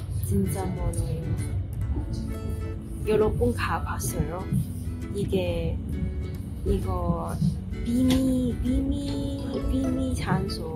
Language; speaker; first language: Korean; non-native, learner; Cantonese